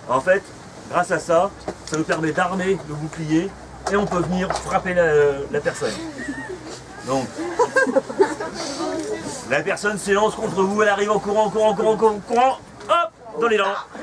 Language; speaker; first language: French; native; French